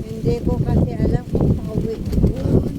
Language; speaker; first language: Filipino; non-native, local second language; Hiligaynon